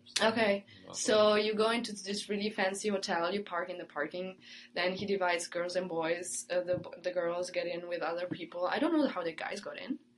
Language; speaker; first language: English; early bilingual, other home language; Italian